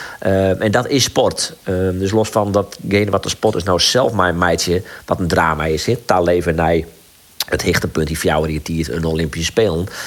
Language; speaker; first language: Dutch; non-native, local second language; Western Frisian